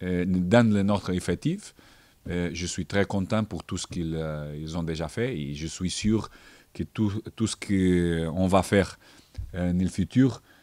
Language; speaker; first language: French; non-native, fluent; Portuguese